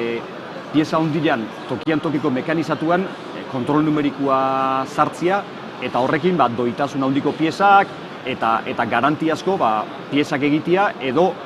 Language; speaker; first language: Basque; native; Basque